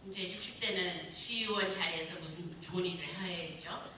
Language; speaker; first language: Korean; early bilingual, other home language; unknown